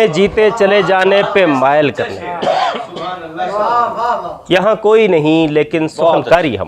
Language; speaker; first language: Urdu; native; Urdu